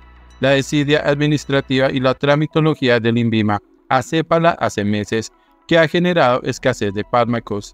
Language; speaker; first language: Spanish; native; Spanish